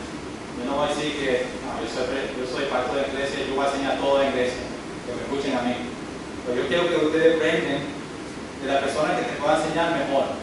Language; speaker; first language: Spanish; early bilingual, heritage; English